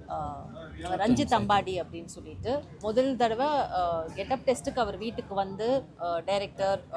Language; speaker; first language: Tamil; native; Tamil